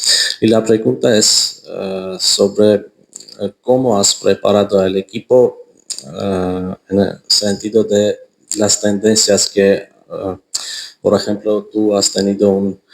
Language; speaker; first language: Spanish; non-native, fluent; Armenian